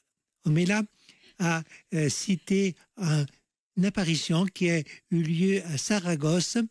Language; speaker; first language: French; native; French